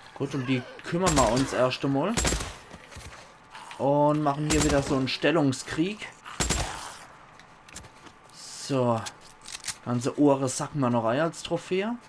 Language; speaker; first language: German; native; German